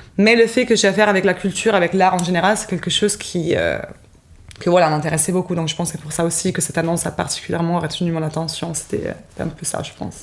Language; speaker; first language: French; non-native, fluent; Italian